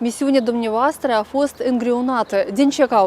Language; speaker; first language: Romanian; non-native, local second language; Gagauz